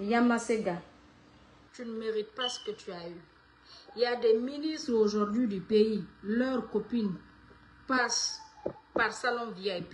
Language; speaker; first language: French; non-native, local second language; Fula